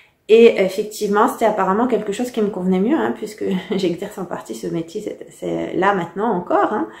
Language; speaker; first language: French; native; French